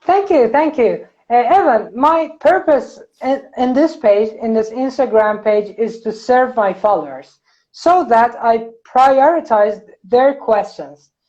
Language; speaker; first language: English; non-native, fluent; Persian